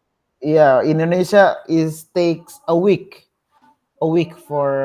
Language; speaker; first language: English; non-native, learner; Indonesian